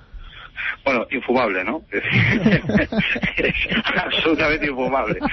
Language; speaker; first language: Spanish; native; Spanish